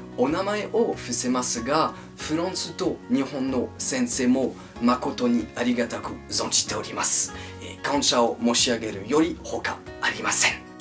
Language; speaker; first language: Japanese; non-native, fluent; French